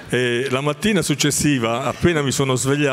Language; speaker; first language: Italian; native; Italian